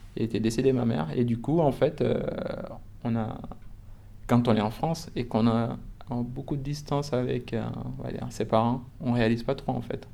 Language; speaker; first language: French; non-native, local second language; Wolof